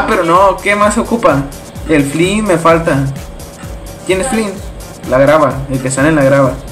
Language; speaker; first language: Spanish; native; Spanish